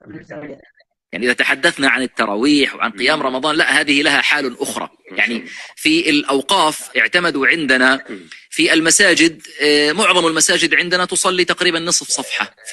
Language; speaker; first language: Arabic; native; Arabic